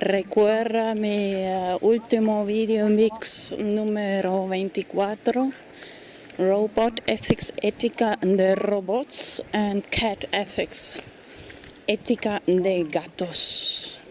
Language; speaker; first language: Spanish; non-native, fluent; German